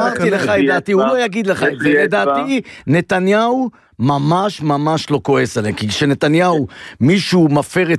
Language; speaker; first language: Hebrew; native; Hebrew